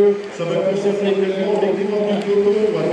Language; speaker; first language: French; native; French